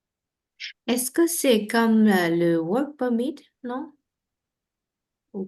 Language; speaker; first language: French; non-native, learner; Vietnamese